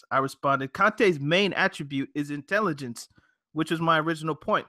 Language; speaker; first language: English; native; English